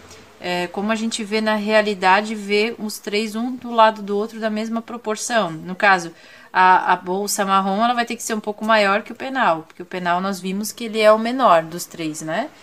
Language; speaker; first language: Portuguese; native; Portuguese